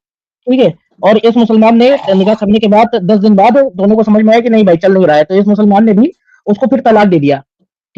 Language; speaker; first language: Hindi; native; Hindi